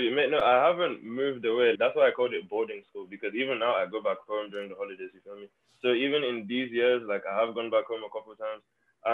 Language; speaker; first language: English; non-native, local second language; Yoruba